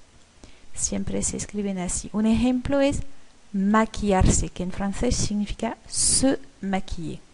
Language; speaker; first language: Spanish; non-native, fluent; French